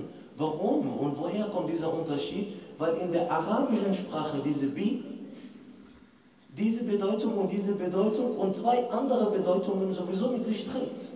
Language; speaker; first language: German; non-native, fluent; Arabic